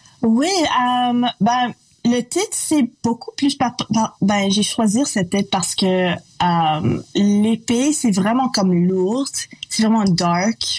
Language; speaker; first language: French; non-native, local second language; English